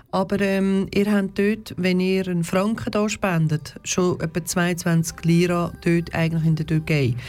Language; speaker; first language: German; early bilingual, other home language; Turkish